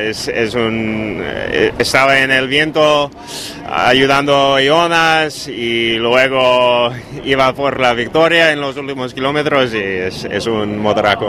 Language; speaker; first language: Spanish; non-native, learner; English